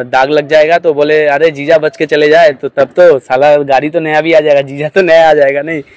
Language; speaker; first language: Hindi; non-native, local second language; Bangla